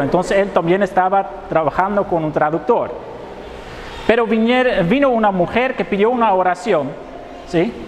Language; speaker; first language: Spanish; non-native, fluent; Dutch